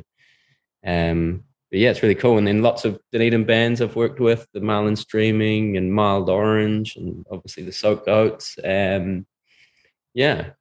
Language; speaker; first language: English; native; English